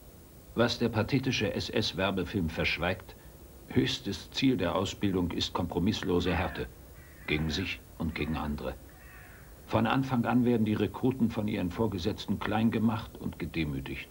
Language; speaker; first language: German; native; German